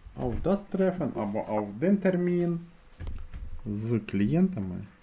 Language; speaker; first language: German; non-native, fluent; Ukrainian